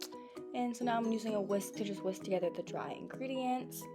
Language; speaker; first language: English; native; English